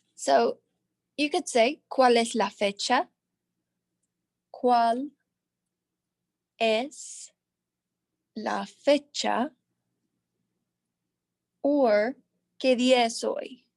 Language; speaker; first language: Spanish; non-native, learner; English